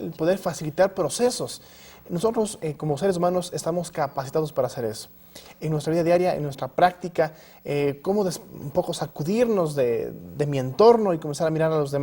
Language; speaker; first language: Spanish; native; Spanish